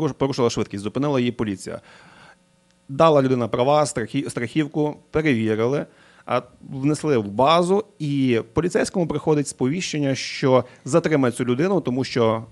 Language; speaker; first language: Ukrainian; native; Ukrainian